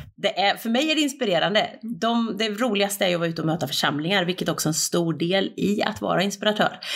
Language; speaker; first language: Swedish; native; Swedish